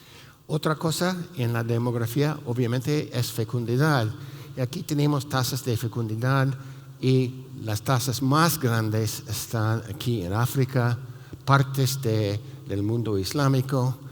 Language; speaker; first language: Spanish; non-native, fluent; English